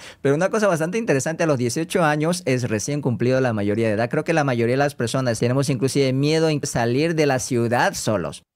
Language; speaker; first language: Spanish; non-native, fluent; Korean